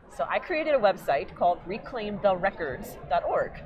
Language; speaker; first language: English; native; English